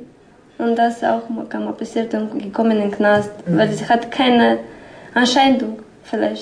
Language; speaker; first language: German; non-native, learner; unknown